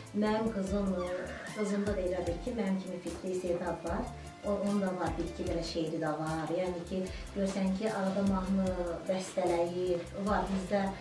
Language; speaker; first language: Azerbaijani; non-native, local second language; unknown